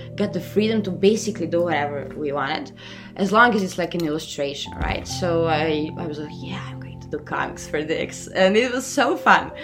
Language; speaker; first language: English; non-native, fluent; Serbian